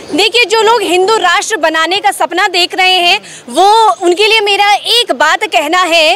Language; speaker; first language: Hindi; native; Hindi